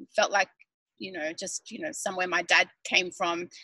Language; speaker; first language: English; native; English